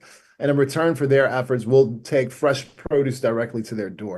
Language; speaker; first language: English; native; English